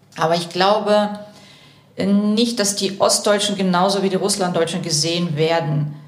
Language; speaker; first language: German; early bilingual, other home language; Russian